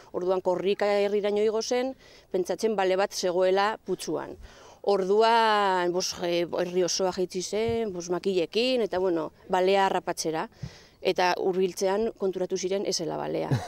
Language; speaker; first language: Basque; non-native, local second language; Spanish